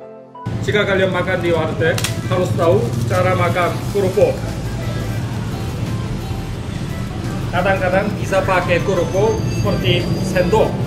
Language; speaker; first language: Indonesian; non-native, learner; Korean